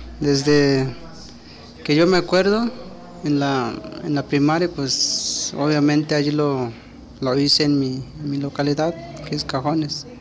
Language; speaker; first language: Spanish; non-native, local second language; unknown